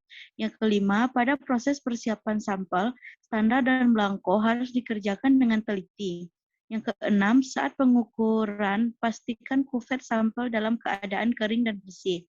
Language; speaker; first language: Indonesian; native; Indonesian